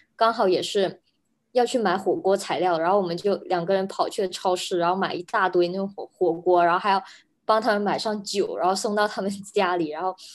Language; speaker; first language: Chinese; native; Chinese